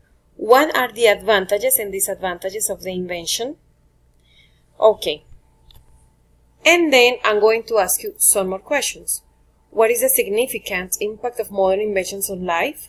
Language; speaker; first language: English; non-native, fluent; Spanish